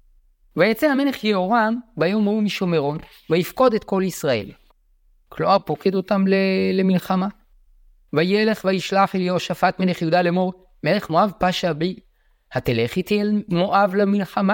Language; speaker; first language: Hebrew; native; Hebrew